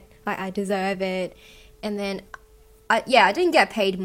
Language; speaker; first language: English; non-native, local second language; Cantonese